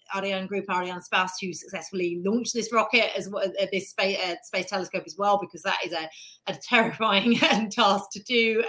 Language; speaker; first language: English; native; English